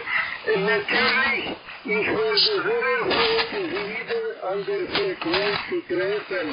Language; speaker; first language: German; non-native, learner; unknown